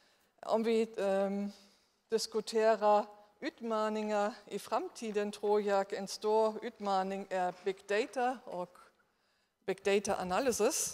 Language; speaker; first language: Swedish; non-native, fluent; German